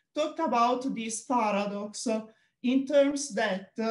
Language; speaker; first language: English; non-native, fluent; Italian